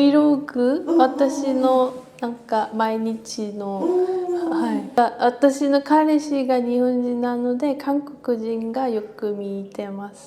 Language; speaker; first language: Japanese; non-native, learner; Korean